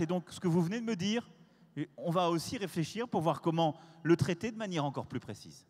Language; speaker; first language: French; native; French